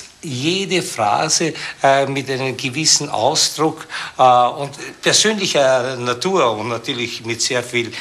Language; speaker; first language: German; native; German